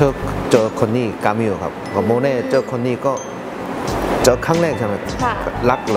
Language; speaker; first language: Thai; non-native, learner; Korean